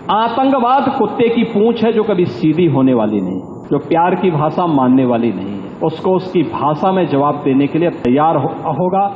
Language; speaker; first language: Hindi; native; Hindi